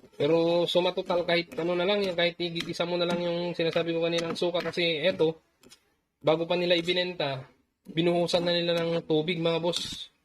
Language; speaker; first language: Filipino; non-native, local second language; Iloko